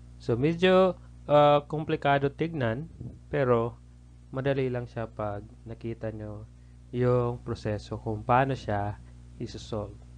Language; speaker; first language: Filipino; native; Filipino